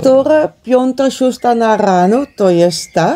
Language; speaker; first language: Polish; non-native, learner; Dutch